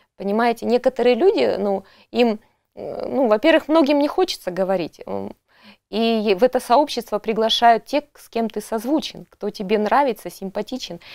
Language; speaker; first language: Russian; native; Russian